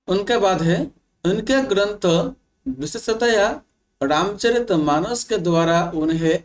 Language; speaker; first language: Hindi; non-native, local second language; Bangla